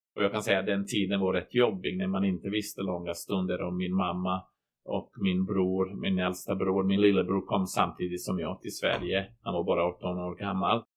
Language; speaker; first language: Swedish; non-native, fluent; Croatian